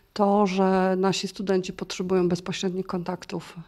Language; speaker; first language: Polish; native; Polish